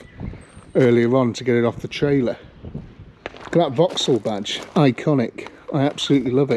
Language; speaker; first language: English; native; English